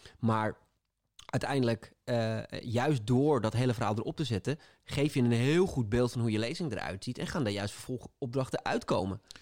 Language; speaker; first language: Dutch; native; Dutch